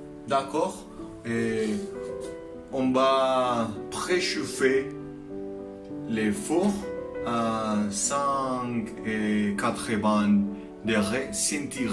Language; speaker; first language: French; non-native, learner; Spanish